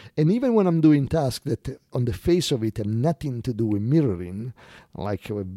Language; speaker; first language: English; non-native, fluent; Italian